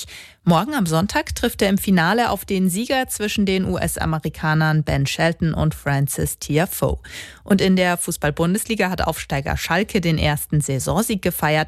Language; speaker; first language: German; native; German